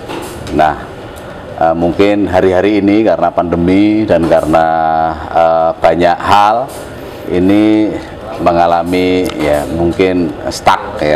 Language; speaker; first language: Indonesian; native; Indonesian